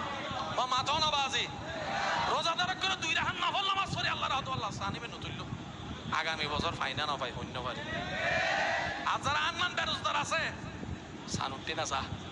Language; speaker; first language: Bangla; non-native, local second language; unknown